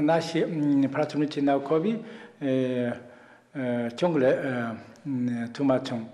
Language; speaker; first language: Polish; non-native, fluent; Korean